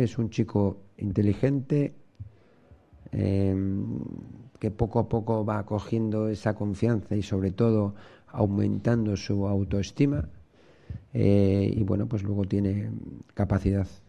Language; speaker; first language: Spanish; native; Spanish